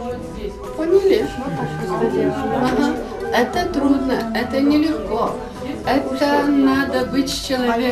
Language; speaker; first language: Russian; non-native, fluent; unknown